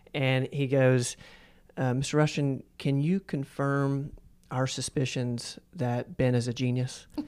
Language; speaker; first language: English; native; English